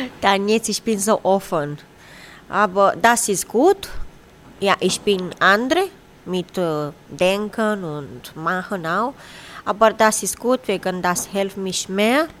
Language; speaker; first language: German; non-native, learner; Romanian